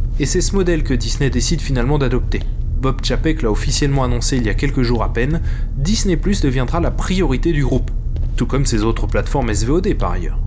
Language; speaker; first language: French; native; French